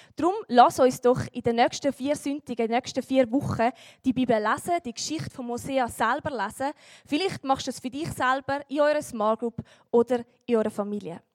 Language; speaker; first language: German; native; German